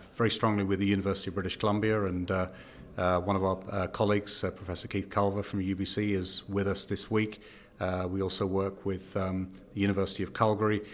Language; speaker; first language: English; native; English